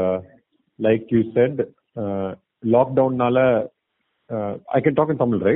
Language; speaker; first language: English; non-native, local second language; Tamil